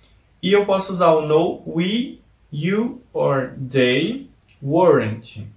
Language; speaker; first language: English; non-native, fluent; Portuguese